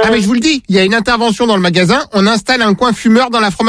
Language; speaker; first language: French; native; French